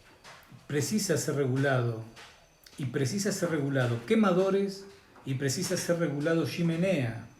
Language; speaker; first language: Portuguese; non-native, learner; Spanish